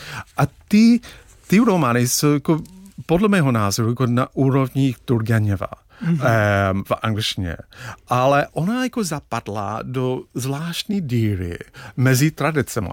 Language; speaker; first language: Czech; non-native, fluent; English